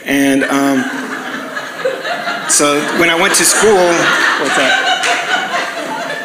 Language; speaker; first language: English; early bilingual, other home language; Spanish